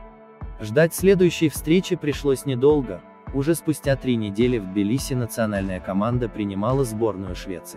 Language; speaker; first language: Russian; native; Russian